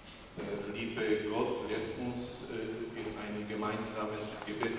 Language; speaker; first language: German; non-native, fluent; Polish